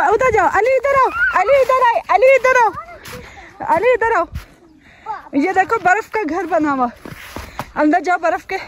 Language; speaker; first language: Urdu; native; Urdu